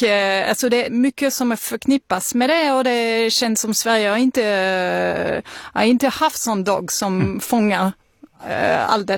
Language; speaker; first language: Swedish; non-native, fluent; French